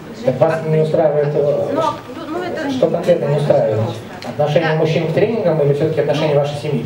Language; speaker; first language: Russian; native; Russian